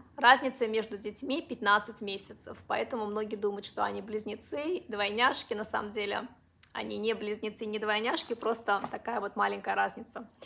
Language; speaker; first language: Russian; non-native, local second language; Uzbek